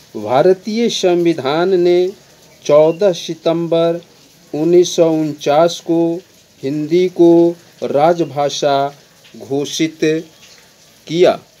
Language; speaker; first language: Hindi; native; Hindi